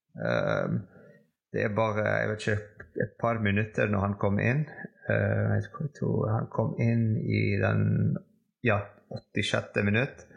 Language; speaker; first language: Norwegian; non-native, fluent; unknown